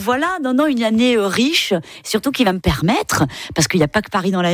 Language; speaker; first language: French; native; French